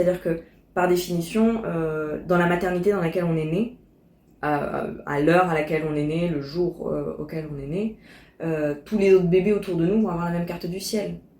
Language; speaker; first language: French; native; French